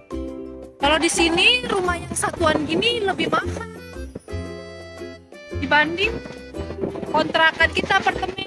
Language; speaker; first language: Indonesian; native; Indonesian